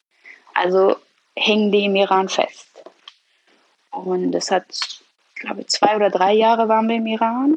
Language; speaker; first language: German; early bilingual, other home language; Persian